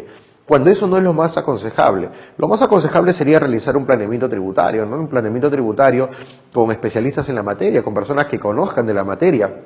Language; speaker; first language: Spanish; native; Spanish